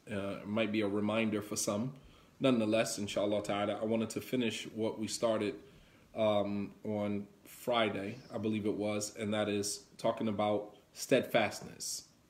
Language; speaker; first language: English; native; English